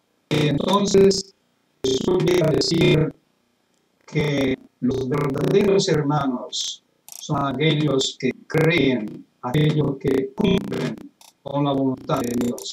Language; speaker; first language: Spanish; non-native, fluent; Italian